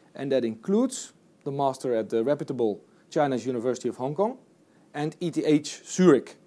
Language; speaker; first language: English; non-native, fluent; Dutch